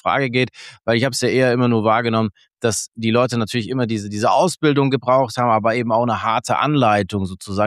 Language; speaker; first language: German; native; German